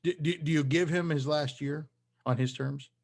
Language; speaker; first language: English; native; English